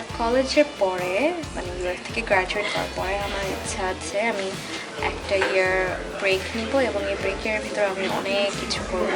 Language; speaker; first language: Bangla; early bilingual, heritage; Bangla